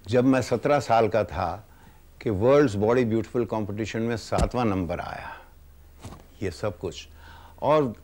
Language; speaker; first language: Hindi; non-native, local second language; Telugu